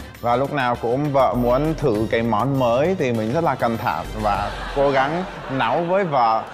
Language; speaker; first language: Vietnamese; non-native, fluent; Czech